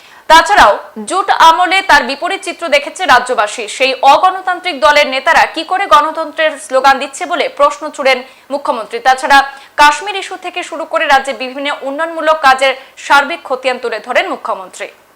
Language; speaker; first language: Bangla; native; Bangla